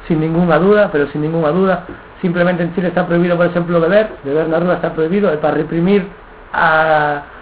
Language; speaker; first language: Spanish; non-native, local second language; Galician